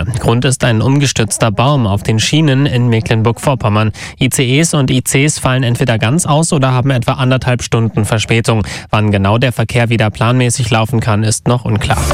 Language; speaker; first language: German; native; German